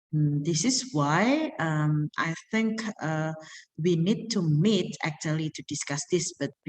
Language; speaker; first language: English; non-native, fluent; Indonesian